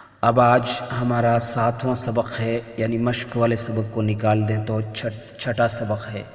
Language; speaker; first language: Urdu; native; Urdu